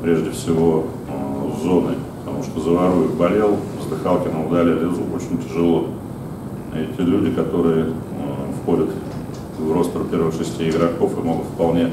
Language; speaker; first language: Russian; native; Russian